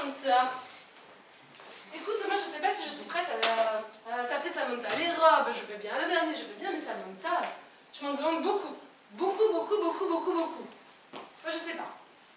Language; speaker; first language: French; native; French